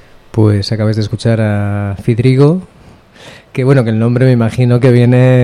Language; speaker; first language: Spanish; native; Spanish